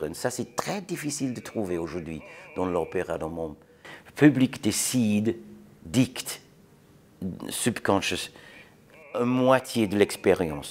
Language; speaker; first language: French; non-native, learner; English